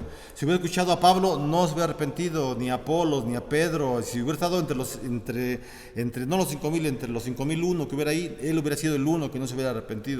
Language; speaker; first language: Spanish; native; Spanish